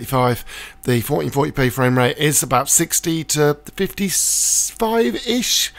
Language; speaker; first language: English; native; English